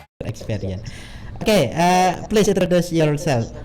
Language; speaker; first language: English; non-native, learner; Indonesian